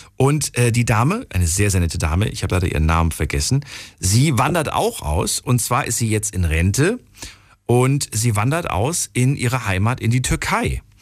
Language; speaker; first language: German; native; German